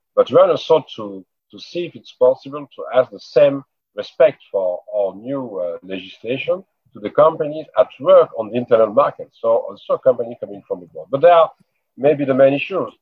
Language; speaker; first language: English; non-native, fluent; French